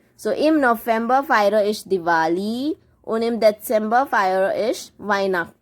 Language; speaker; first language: German; non-native, fluent; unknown